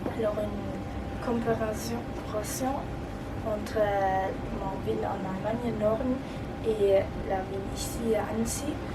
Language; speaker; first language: French; non-native, learner; German